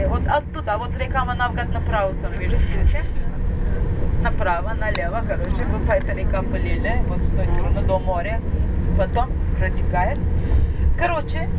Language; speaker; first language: Russian; non-native, fluent; Turkish